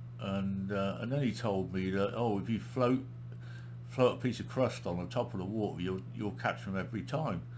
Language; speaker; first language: English; native; English